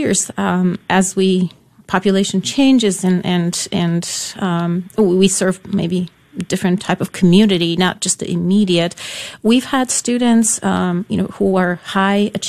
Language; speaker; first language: English; non-native, fluent; Polish